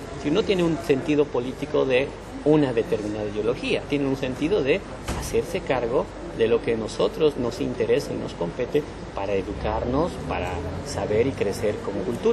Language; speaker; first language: Spanish; native; Spanish